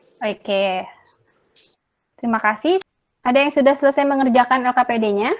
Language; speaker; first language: Indonesian; native; Indonesian